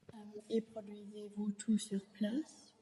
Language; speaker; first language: French; non-native, learner; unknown